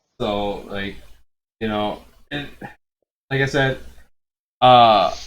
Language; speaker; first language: English; native; English